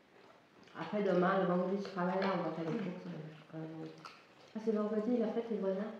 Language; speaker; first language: French; non-native, learner; Vietnamese